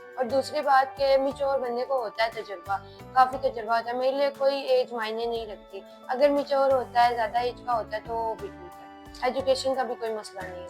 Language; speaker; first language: Urdu; native; Urdu